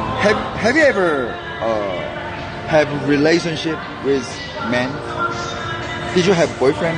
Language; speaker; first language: English; non-native, learner; Korean